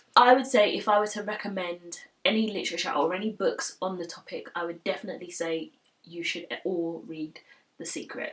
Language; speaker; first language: English; native; English